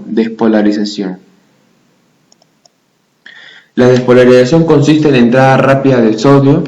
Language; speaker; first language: Spanish; native; Spanish